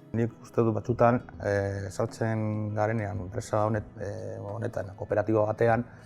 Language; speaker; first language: Basque; non-native, local second language; Spanish